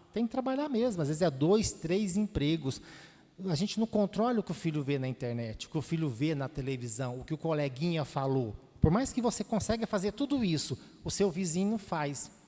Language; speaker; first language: Portuguese; native; Portuguese